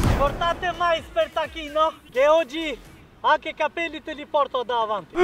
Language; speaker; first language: Italian; non-native, fluent; Albanian